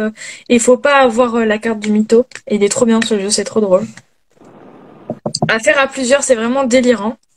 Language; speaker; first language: French; native; French